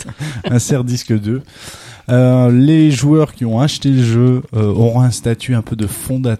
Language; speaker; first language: French; native; French